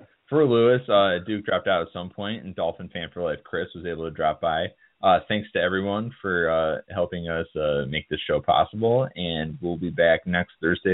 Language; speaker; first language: English; native; English